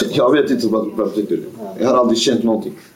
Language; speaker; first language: Swedish; non-native, fluent; Kurdish